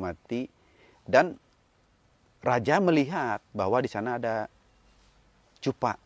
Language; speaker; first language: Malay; non-native, local second language; Balinese